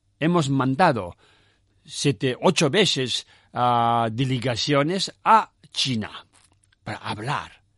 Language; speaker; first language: Spanish; non-native, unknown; Tibetan